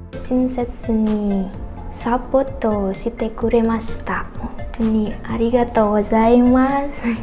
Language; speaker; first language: Japanese; non-native, learner; Indonesian